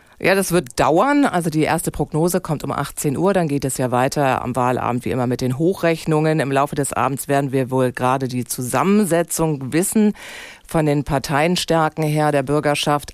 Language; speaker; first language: German; native; German